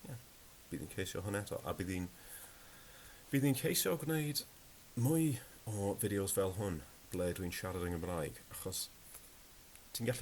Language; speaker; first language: Welsh; non-native, learner; English